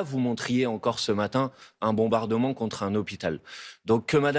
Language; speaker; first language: French; native; French